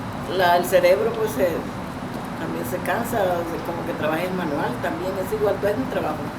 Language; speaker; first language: Spanish; native; Spanish